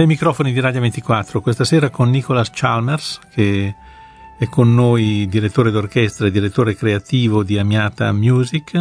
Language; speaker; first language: Italian; native; Italian